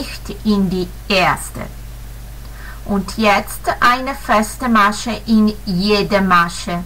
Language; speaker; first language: German; non-native, fluent; Italian